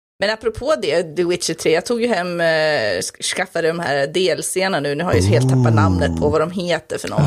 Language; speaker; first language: Swedish; native; Swedish